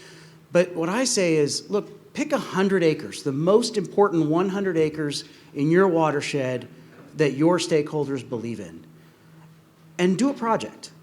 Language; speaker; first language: English; native; English